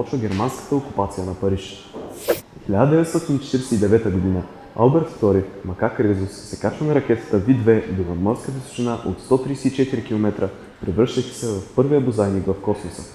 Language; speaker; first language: Bulgarian; native; Bulgarian